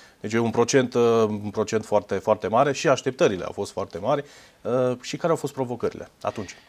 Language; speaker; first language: Romanian; native; Romanian